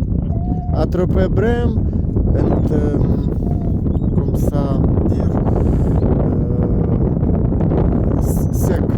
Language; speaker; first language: French; non-native, learner; Russian